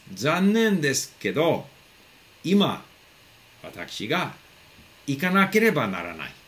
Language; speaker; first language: Japanese; non-native, fluent; English